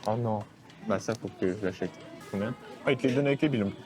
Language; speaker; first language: French; native; French